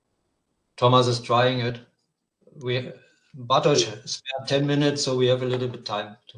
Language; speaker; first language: English; non-native, fluent; German